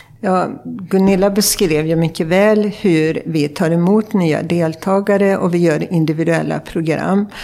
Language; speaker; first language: Swedish; native; Swedish